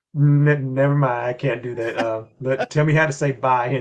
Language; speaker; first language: English; native; English